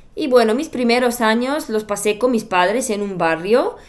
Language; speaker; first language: Spanish; non-native, fluent; Bulgarian